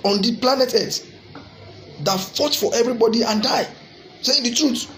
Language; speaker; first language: English; non-native, local second language; Yoruba